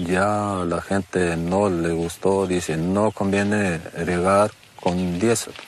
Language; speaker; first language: Spanish; non-native, local second language; Plautdietsch